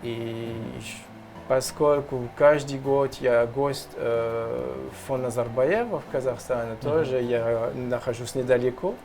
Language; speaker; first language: Russian; non-native, learner; French